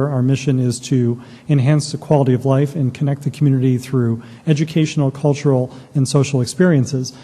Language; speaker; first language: English; native; English